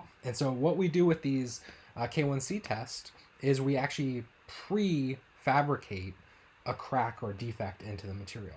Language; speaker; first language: English; native; English